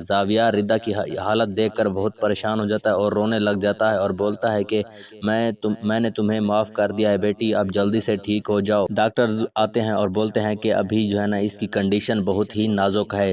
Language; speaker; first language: Urdu; native; Urdu